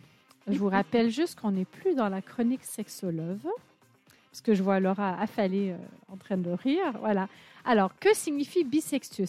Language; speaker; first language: French; native; French